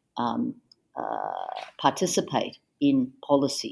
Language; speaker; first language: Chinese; early bilingual, heritage; Chinese